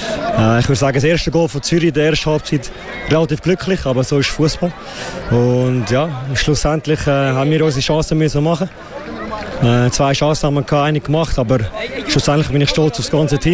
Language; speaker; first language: German; native; German